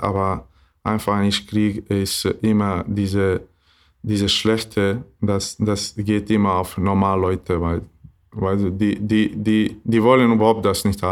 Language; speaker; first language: German; non-native, learner; Bosnian